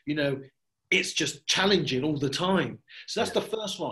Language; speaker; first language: English; native; English